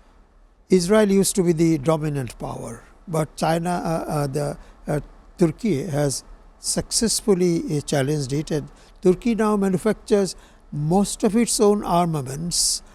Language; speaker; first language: English; non-native, local second language; Bangla